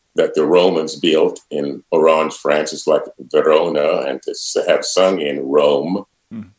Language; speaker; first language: English; native; English